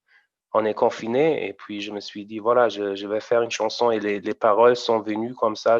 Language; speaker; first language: French; non-native, fluent; German